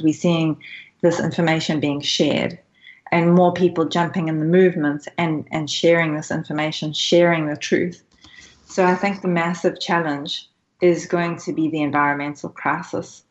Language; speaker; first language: English; native; English